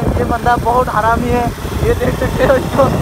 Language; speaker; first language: Hindi; non-native, local second language; Assamese